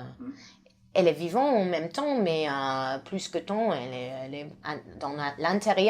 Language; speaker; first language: French; non-native, learner; English